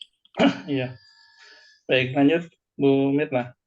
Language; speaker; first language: Indonesian; native; Indonesian